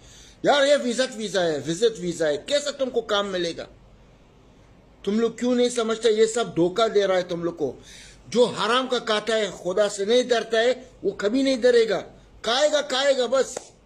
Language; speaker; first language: Hindi; non-native, learner; Arabic